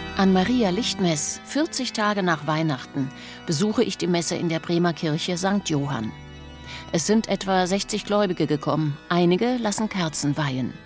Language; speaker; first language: German; native; German